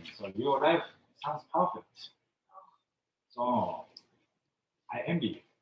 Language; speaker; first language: English; non-native, fluent; Japanese